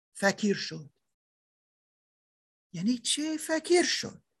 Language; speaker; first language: Persian; non-native, learner; German